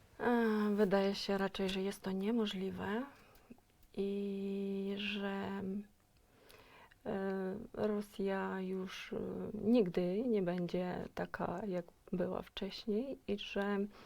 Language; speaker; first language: Polish; non-native, fluent; Ukrainian